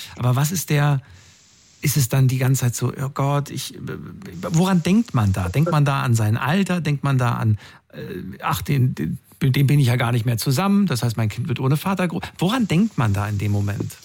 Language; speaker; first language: German; native; German